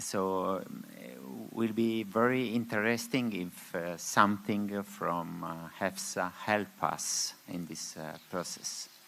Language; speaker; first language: English; non-native, learner; Spanish